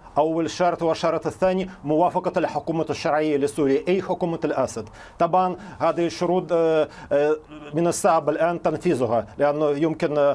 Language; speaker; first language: Arabic; non-native, fluent; Russian